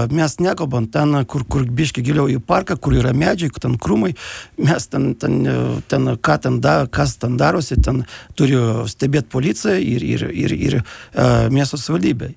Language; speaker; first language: Lithuanian; non-native, local second language; Russian